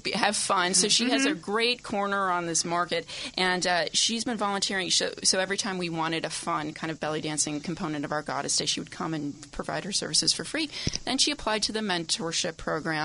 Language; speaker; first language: English; native; English